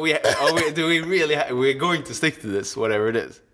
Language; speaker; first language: English; non-native, fluent; Swedish